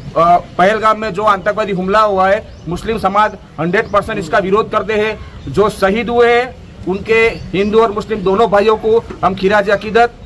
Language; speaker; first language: Hindi; non-native, local second language; Gujarati